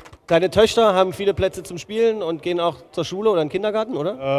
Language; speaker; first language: German; native; German